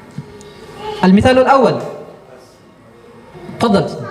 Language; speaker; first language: Arabic; non-native, fluent; Indonesian